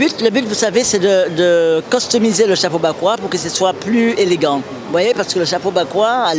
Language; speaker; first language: French; native; French